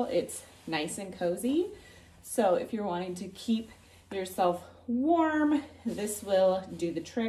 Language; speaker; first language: English; native; English